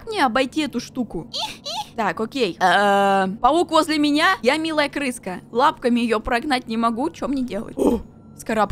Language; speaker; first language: Russian; native; Russian